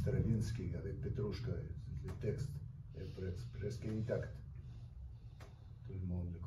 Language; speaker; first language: French; non-native, fluent; Russian